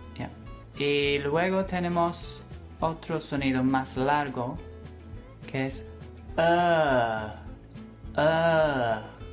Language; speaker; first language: Spanish; non-native, fluent; English